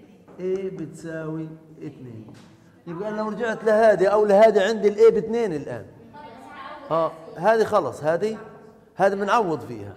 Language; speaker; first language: Arabic; native; Arabic